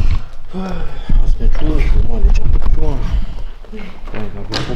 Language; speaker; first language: French; native; French